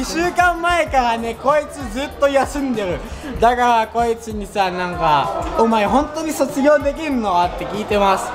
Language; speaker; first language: Japanese; early bilingual, other home language; Filipino